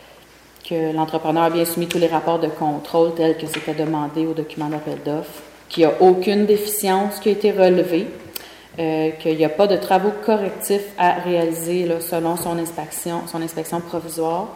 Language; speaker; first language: French; native; French